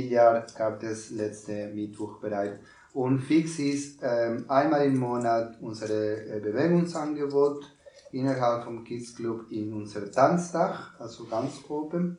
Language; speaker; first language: German; non-native, learner; Spanish